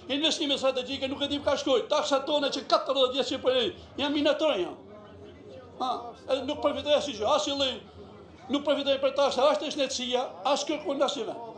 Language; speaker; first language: Albanian; native; Albanian